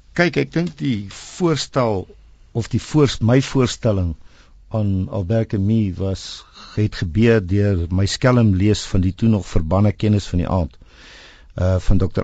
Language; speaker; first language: Afrikaans; non-native, local second language; English